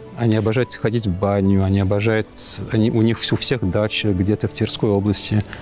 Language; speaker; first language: Russian; non-native, fluent; English